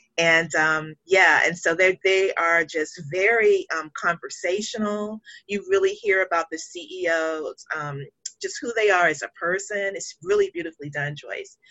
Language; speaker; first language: English; native; English